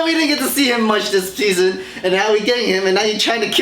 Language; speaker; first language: English; native; English